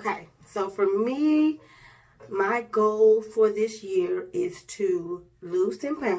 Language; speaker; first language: English; native; English